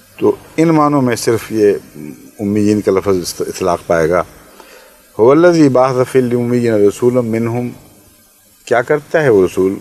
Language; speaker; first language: Urdu; non-native, local second language; Punjabi